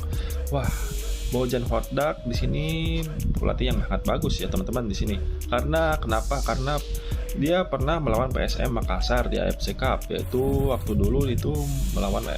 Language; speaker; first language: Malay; non-native, local second language; Sundanese